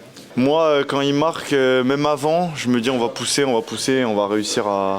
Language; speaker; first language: French; native; French